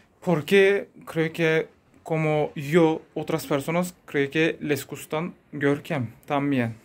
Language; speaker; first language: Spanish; non-native, learner; Turkish